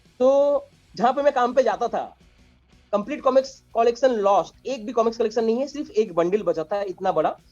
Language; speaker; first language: Hindi; non-native, local second language; Bangla